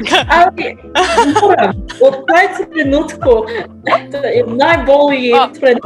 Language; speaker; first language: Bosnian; non-native, learner; English